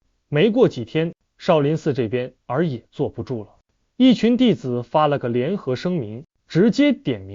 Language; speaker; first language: Chinese; native; Chinese